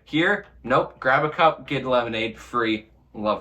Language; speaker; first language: English; native; English